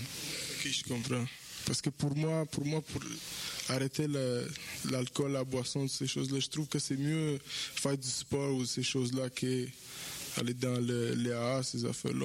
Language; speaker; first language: French; non-native, fluent; Romanian